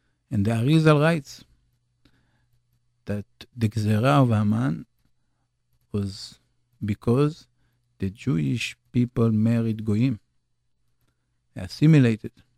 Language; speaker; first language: English; non-native, fluent; Hebrew